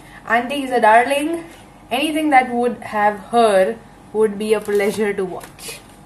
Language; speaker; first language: English; non-native, local second language; Gujarati